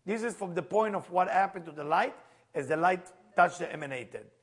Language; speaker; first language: English; non-native, fluent; Hebrew